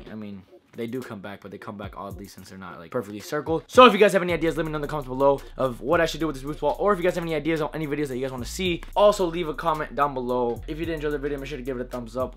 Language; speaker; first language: English; native; English